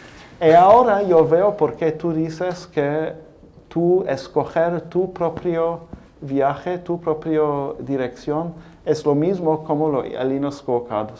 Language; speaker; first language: Spanish; non-native, fluent; English